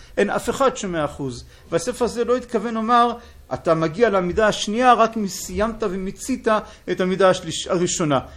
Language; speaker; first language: Hebrew; native; Hebrew